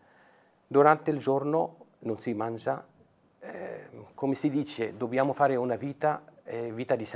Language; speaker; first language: Italian; non-native, fluent; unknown